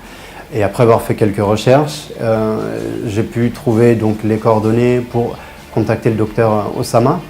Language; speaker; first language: French; native; French